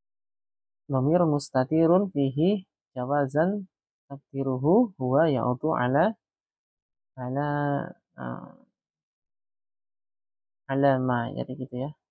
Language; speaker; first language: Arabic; non-native, fluent; Indonesian